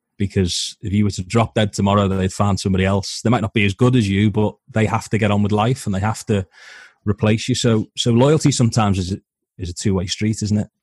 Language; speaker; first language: English; native; English